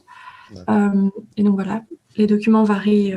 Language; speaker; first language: French; native; French